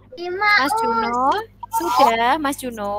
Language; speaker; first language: Indonesian; native; Indonesian